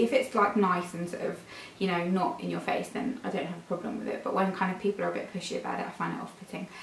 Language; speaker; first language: English; native; English